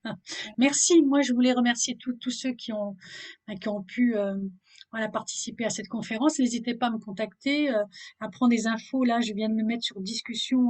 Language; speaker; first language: French; native; French